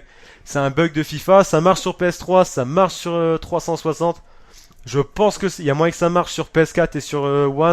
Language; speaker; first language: French; native; French